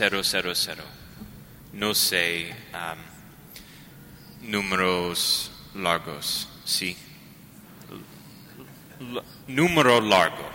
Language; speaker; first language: Spanish; non-native, learner; English